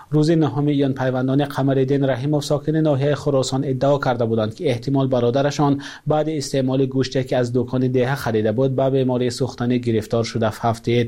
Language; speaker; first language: Tajik; native; Tajik